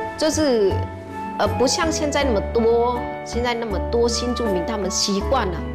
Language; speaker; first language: Chinese; non-native, fluent; Vietnamese